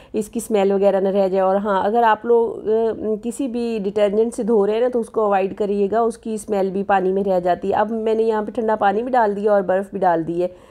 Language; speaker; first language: Urdu; native; Urdu